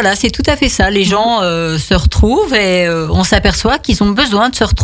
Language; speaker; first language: French; native; French